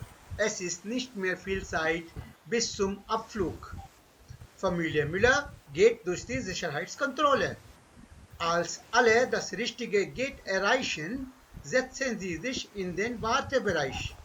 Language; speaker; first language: German; non-native, fluent; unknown